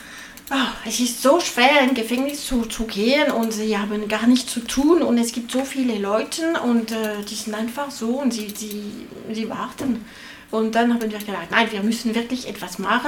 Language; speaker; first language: German; non-native, learner; French